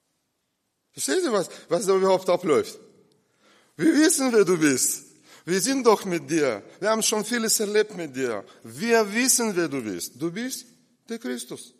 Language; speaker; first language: German; non-native, fluent; Russian